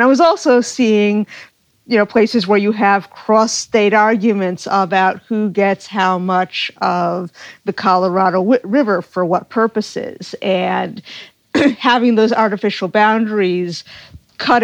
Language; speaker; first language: English; native; English